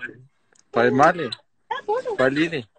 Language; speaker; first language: Russian; non-native, fluent; Persian